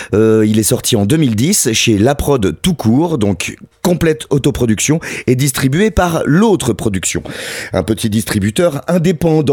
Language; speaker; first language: French; native; French